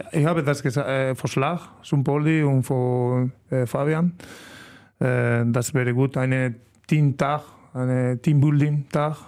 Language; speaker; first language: German; non-native, learner; Spanish